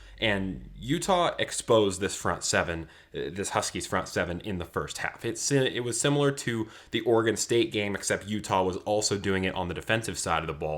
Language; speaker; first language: English; native; English